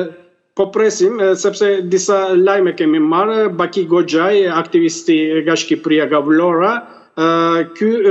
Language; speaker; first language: Albanian; early bilingual, heritage; Albanian